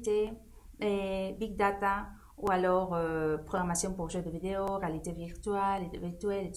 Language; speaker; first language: French; non-native, fluent; Spanish